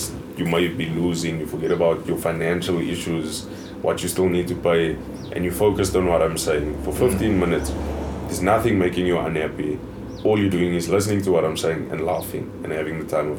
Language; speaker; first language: English; native; English